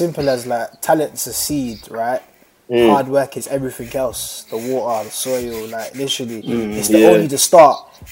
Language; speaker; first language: English; native; English